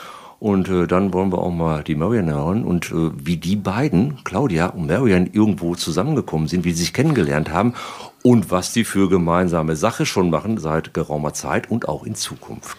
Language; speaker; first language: German; native; German